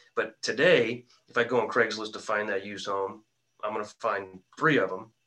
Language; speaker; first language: English; native; English